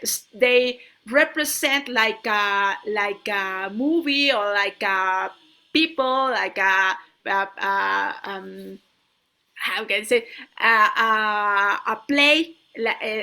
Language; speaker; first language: English; non-native, learner; Spanish